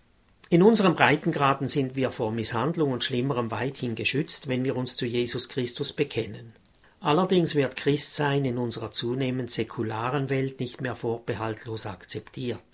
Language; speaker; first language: German; native; German